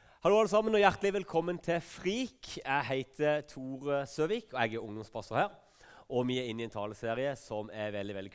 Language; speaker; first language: Norwegian; native; Norwegian